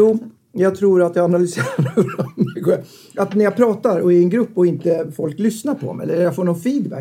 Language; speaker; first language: Swedish; native; Swedish